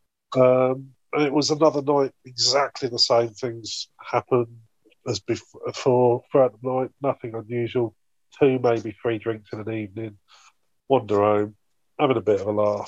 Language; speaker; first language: English; native; English